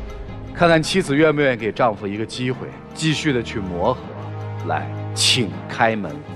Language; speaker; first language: Chinese; native; Chinese